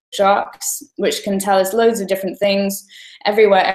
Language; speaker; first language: English; native; English